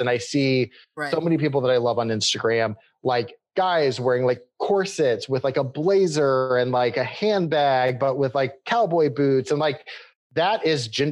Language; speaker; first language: English; native; English